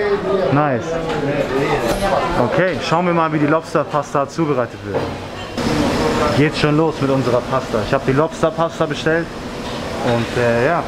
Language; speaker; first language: German; native; German